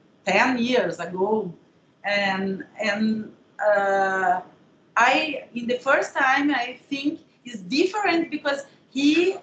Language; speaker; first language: English; non-native, learner; Portuguese